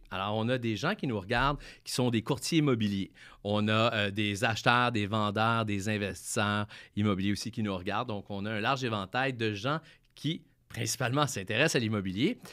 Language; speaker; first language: French; native; French